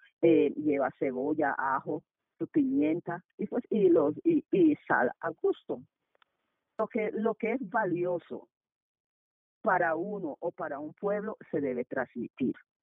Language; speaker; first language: Spanish; non-native, local second language; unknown